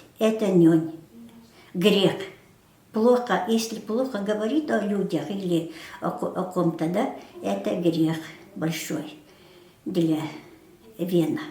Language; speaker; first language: Russian; non-native, local second language; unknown